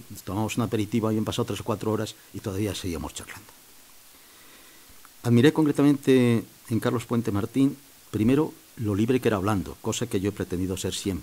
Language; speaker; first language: Spanish; native; Spanish